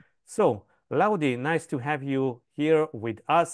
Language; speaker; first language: English; non-native, fluent; Hungarian